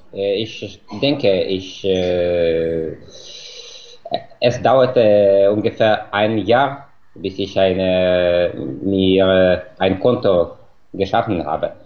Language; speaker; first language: German; non-native, fluent; Russian